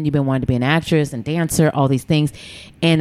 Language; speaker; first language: English; native; English